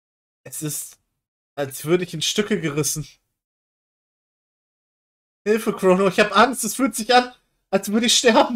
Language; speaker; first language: German; native; German